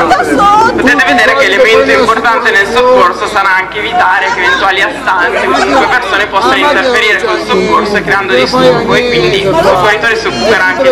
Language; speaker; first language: Italian; native; Italian